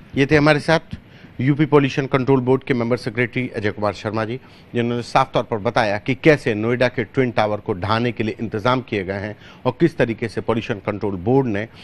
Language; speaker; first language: Hindi; native; Hindi